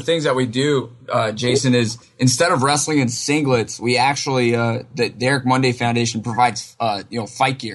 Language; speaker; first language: English; native; English